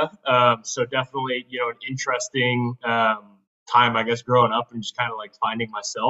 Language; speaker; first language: English; native; English